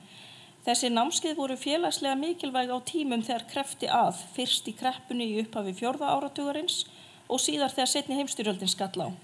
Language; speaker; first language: Icelandic; native; Icelandic